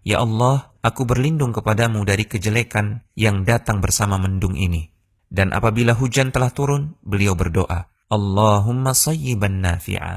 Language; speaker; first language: Indonesian; native; Indonesian